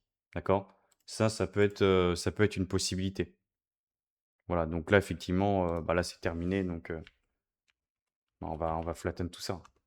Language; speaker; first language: French; native; French